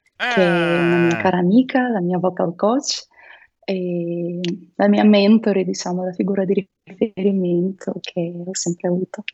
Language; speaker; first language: Italian; non-native, fluent; Russian